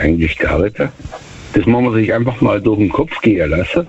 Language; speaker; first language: German; native; German